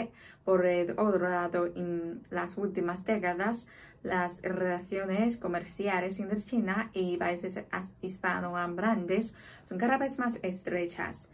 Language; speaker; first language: Spanish; non-native, fluent; Chinese